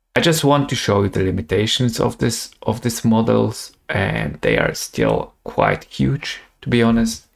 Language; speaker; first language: English; non-native, fluent; Polish